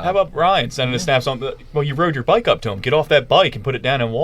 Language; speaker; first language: English; native; English